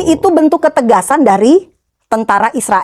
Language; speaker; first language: Indonesian; native; Indonesian